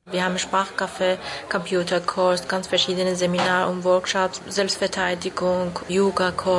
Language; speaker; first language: German; non-native, learner; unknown